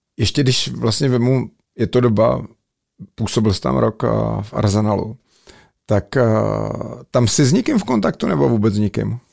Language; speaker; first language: Czech; native; Czech